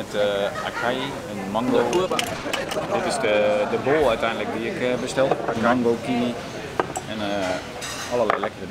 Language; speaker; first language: Dutch; native; Dutch